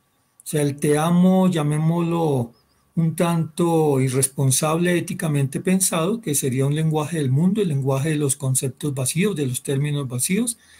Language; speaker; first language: Spanish; native; Spanish